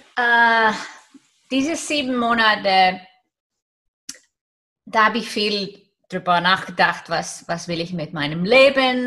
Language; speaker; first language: German; non-native, fluent; Icelandic